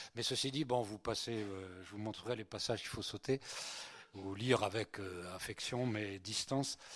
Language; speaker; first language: French; early bilingual, other home language; Spanish